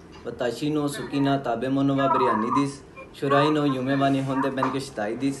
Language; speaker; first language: Japanese; non-native, learner; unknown